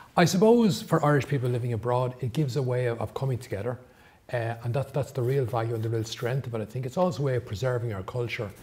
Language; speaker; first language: English; native; English